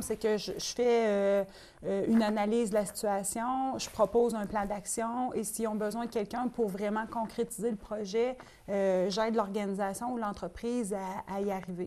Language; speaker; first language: French; native; French